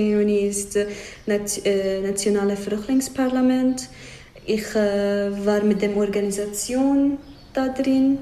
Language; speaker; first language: German; non-native, fluent; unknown